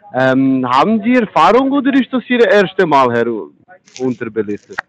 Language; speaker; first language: German; non-native, fluent; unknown